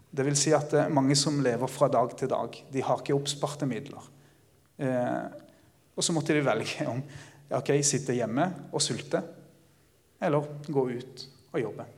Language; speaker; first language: Norwegian; early bilingual, other home language; Spanish